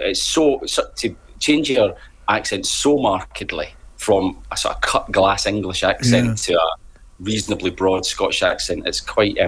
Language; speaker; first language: English; native; English